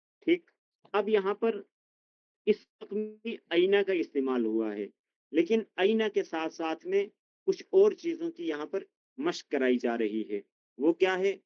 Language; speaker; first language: Urdu; native; Urdu